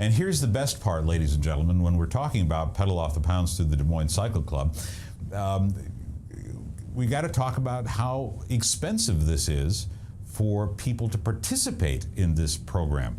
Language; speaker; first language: English; native; English